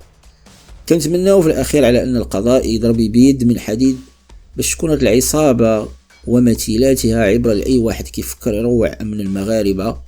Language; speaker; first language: Arabic; native; Arabic